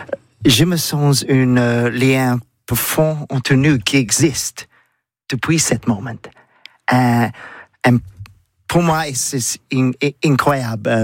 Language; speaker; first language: French; non-native, learner; English